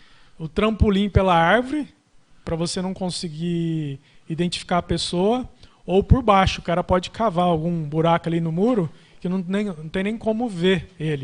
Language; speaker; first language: Portuguese; native; Portuguese